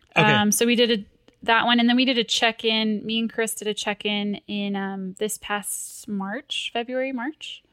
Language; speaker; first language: English; native; English